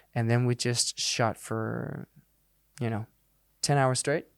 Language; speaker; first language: English; non-native, fluent; Danish